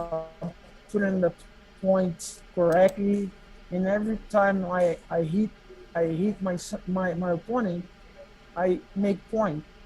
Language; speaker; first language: English; non-native, learner; Portuguese